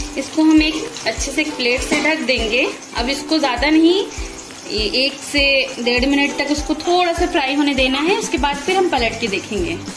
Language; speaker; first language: Hindi; non-native, local second language; Bangla